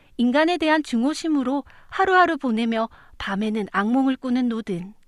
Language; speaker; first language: Korean; native; Korean